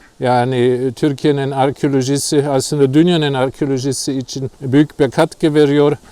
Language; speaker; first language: Turkish; non-native, fluent; German